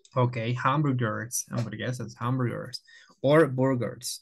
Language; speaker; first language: English; non-native, fluent; Spanish